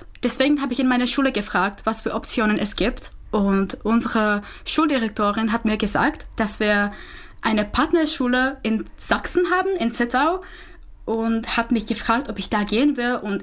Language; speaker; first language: German; non-native, fluent; Czech